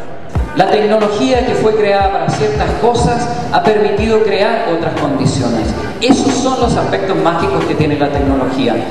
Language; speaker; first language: Spanish; native; Spanish